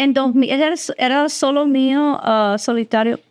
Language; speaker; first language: Spanish; early bilingual, heritage; Spanish